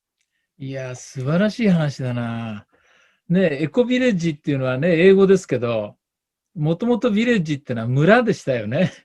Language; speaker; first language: Japanese; native; Japanese